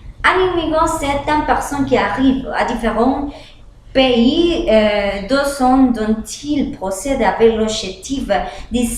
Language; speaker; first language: French; non-native, learner; Spanish